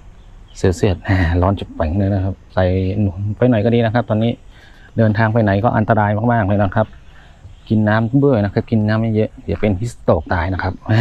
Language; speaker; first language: Thai; native; Thai